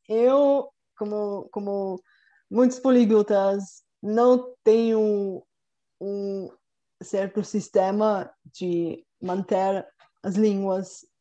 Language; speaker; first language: Portuguese; non-native, fluent; Bulgarian